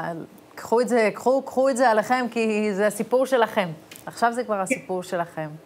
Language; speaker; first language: Hebrew; native; Hebrew